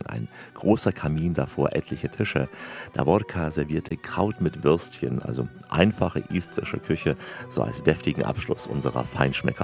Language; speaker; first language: German; native; German